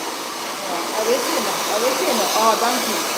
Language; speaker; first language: Dutch; non-native, fluent; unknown